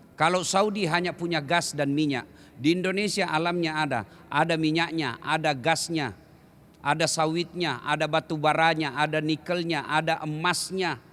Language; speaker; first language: Indonesian; native; Indonesian